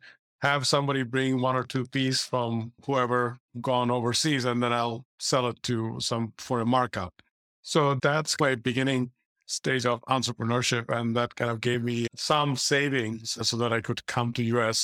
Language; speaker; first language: English; non-native, local second language; Bangla